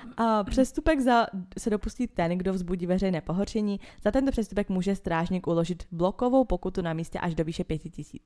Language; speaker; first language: Czech; native; Czech